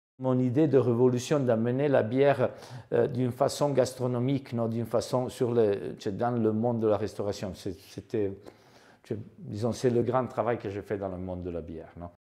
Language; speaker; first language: French; non-native, fluent; Italian